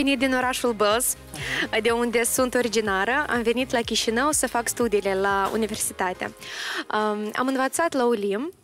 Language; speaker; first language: Romanian; non-native, local second language; Russian